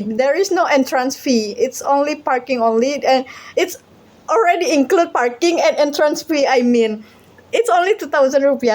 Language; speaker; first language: English; non-native, learner; Indonesian